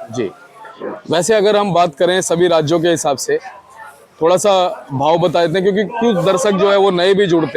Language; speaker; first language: Hindi; native; Hindi